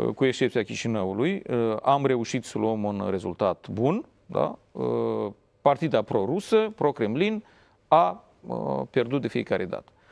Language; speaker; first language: Romanian; native; Romanian